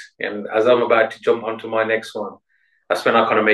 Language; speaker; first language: English; native; English